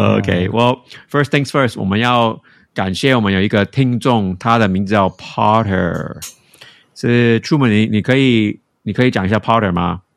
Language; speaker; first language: Chinese; non-native, fluent; English